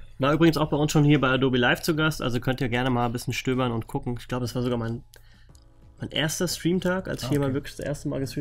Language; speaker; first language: German; native; German